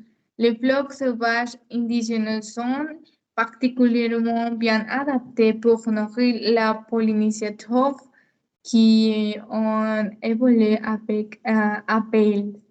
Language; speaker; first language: French; non-native, learner; Spanish